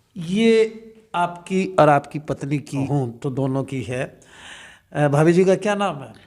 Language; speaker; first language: Hindi; native; Hindi